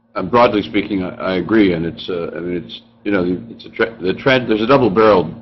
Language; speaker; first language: English; native; English